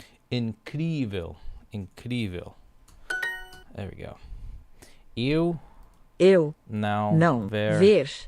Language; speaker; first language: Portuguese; non-native, learner; English